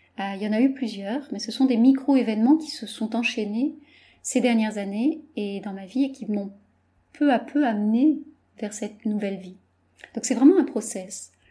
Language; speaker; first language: French; native; French